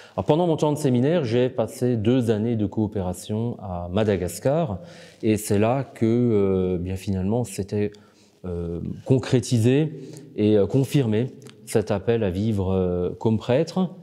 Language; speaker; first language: French; native; French